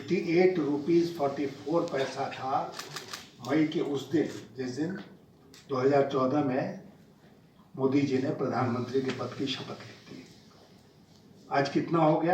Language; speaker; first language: Hindi; native; Hindi